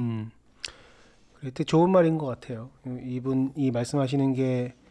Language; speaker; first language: Korean; native; Korean